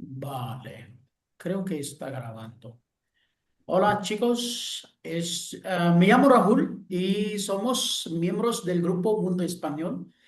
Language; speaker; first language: Spanish; non-native, fluent; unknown